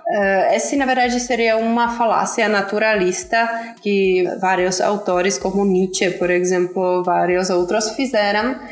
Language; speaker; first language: Portuguese; non-native, fluent; Czech